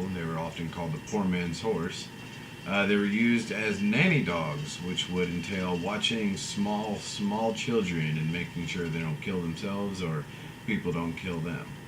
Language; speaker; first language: English; native; English